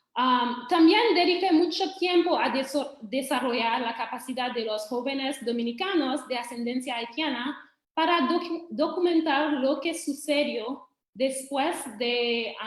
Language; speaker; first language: Spanish; non-native, fluent; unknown